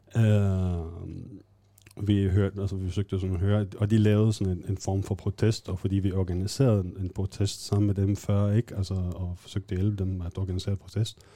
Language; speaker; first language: Danish; non-native, fluent; Arabic